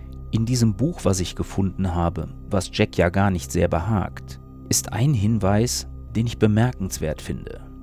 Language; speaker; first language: German; native; German